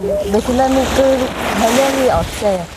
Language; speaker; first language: Korean; non-native, learner; Vietnamese